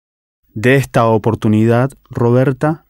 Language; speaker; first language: Spanish; non-native, learner; English